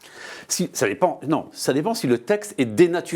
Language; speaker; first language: French; native; French